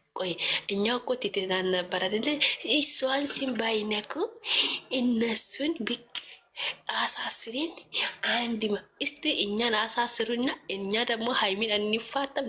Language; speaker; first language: Amharic; native; Amharic